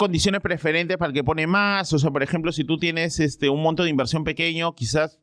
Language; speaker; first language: Spanish; native; Spanish